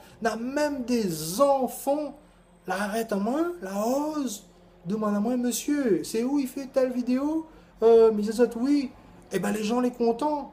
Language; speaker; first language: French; non-native, local second language; Réunion Creole French